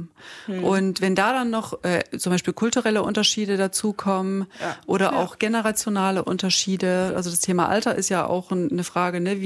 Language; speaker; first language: German; native; German